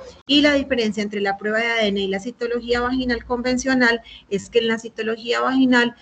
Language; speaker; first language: Spanish; native; Spanish